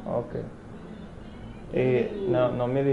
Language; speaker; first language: Portuguese; non-native, learner; English